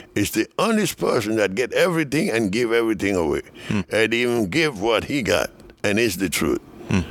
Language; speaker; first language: English; non-native, fluent; Spanish